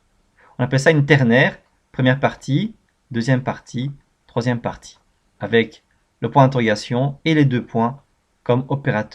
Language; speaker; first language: French; native; French